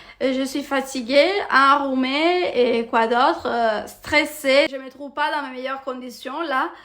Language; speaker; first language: French; non-native, fluent; Italian